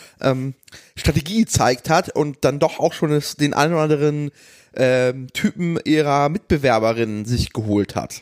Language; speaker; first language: German; native; German